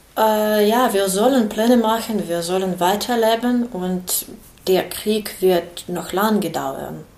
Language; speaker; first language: German; non-native, learner; Ukrainian